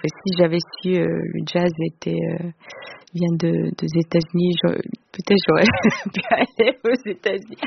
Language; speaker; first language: French; non-native, fluent; Korean